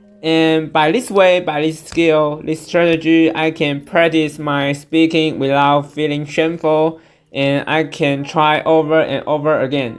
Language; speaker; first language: English; non-native, fluent; Chinese